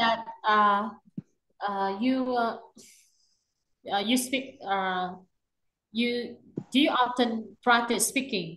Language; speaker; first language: English; non-native, learner; Vietnamese